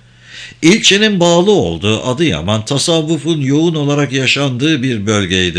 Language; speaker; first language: Turkish; native; Turkish